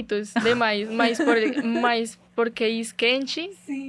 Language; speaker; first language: Portuguese; non-native, learner; Spanish